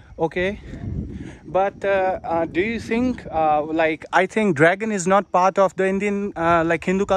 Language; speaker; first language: English; non-native, local second language; Hindi